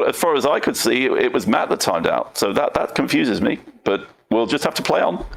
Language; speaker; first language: English; native; English